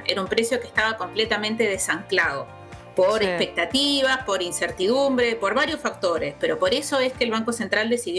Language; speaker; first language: Spanish; native; Spanish